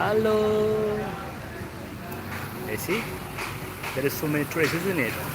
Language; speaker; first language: English; non-native, learner; Indonesian